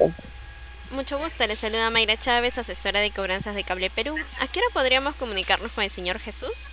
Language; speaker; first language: Spanish; native; Spanish